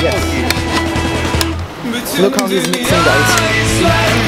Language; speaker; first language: English; non-native, local second language; Filipino